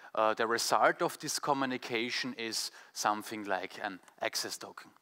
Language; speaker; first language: English; non-native, fluent; German